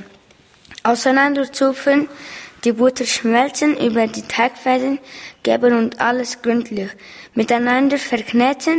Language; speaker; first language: German; early bilingual, other home language; Turkish